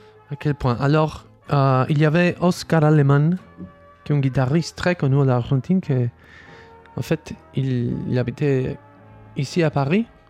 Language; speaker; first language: French; non-native, learner; Spanish